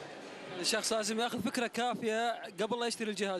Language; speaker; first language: Arabic; native; Arabic